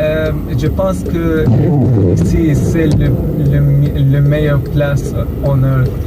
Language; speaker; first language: French; non-native, learner; Arabic